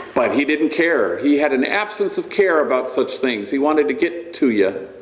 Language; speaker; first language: English; native; English